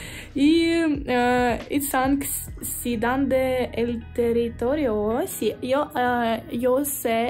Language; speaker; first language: Spanish; non-native, learner; Russian